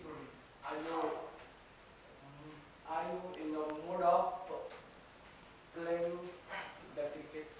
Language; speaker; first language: English; non-native, learner; Hindi